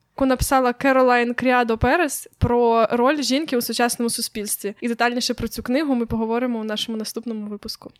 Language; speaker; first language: Ukrainian; native; Ukrainian